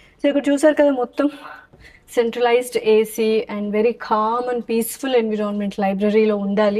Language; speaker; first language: Telugu; native; Telugu